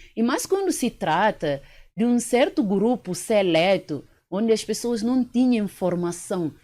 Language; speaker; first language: Portuguese; early bilingual, other home language; Upper Guinea Crioulo